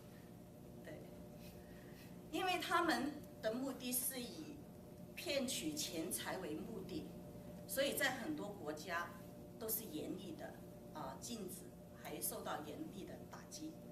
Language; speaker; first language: Chinese; native; Chinese